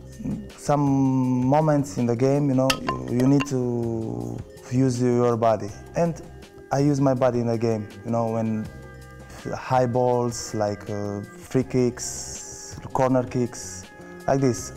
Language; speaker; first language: English; non-native, fluent; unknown